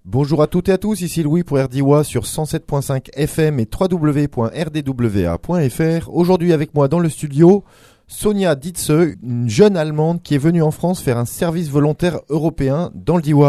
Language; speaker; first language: French; native; French